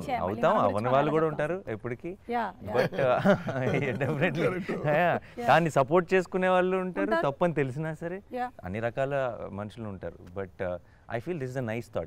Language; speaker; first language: Telugu; native; Telugu